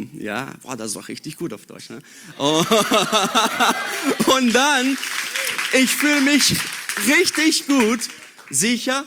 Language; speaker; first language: German; non-native, learner; Portuguese